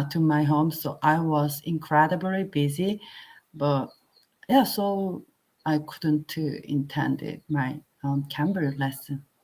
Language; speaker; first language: English; non-native, learner; Korean